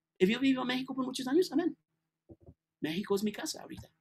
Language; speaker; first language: Spanish; non-native, learner; English